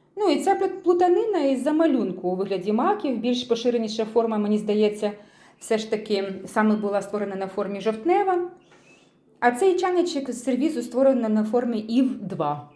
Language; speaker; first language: Ukrainian; non-native, local second language; Russian